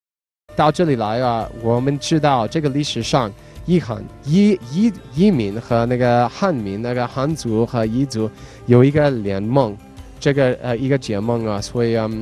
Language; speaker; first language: Chinese; non-native, fluent; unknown